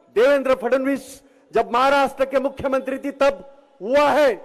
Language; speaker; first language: Hindi; non-native, local second language; Marathi